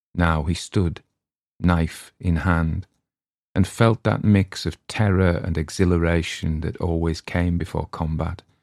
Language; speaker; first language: English; native; English